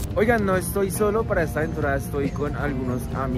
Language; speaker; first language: Spanish; native; Spanish